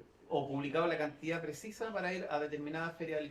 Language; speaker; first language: Spanish; native; Spanish